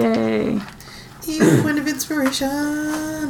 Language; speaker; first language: English; native; English